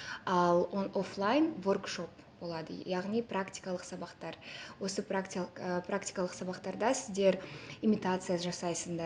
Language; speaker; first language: Kazakh; non-native, local second language; Russian